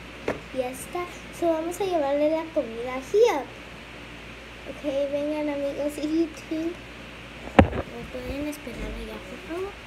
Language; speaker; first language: Spanish; early bilingual, heritage; Spanish